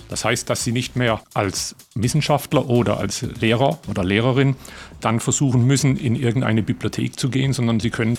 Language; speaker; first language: German; native; German